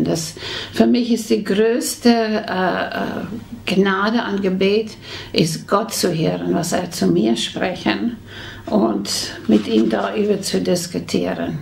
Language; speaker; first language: German; non-native, fluent; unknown